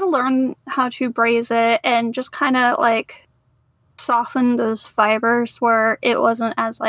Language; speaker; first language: English; native; English